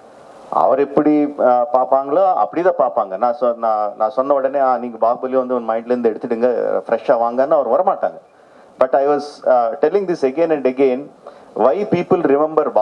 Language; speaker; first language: Tamil; non-native, local second language; Telugu